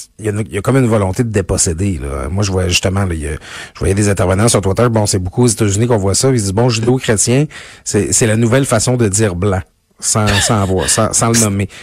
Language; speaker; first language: French; native; French